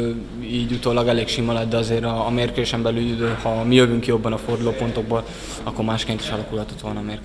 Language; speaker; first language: Hungarian; native; Hungarian